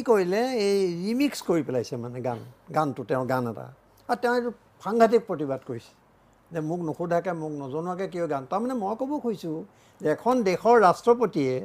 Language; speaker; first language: Assamese; native; Assamese